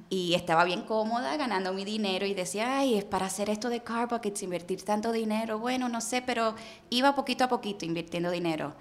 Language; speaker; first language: Spanish; early bilingual, heritage; Spanish